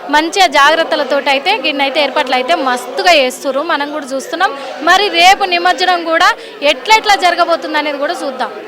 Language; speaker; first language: Telugu; native; Telugu